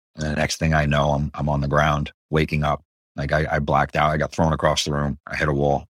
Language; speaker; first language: English; early bilingual, other home language; Spanish